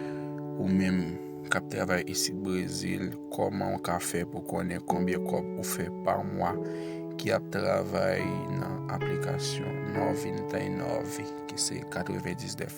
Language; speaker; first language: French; non-native, local second language; Haitian Creole